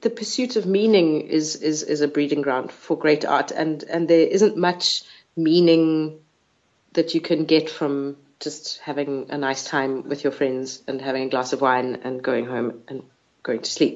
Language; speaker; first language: English; native; English